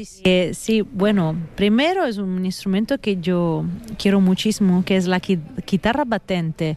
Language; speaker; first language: Spanish; non-native, fluent; Italian